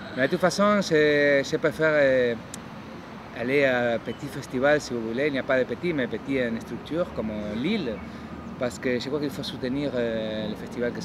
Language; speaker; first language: French; non-native, fluent; Spanish